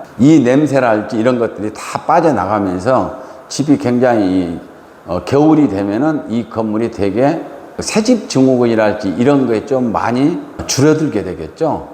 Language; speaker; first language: Korean; native; Korean